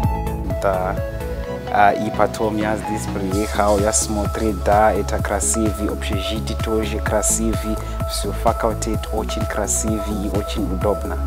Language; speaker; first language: Russian; non-native, learner; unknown